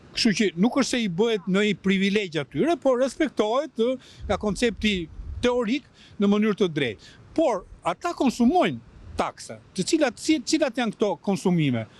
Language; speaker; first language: Albanian; native; Albanian